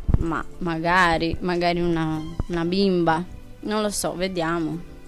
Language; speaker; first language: Italian; non-native, fluent; Romanian